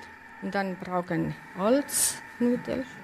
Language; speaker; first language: German; non-native, learner; Italian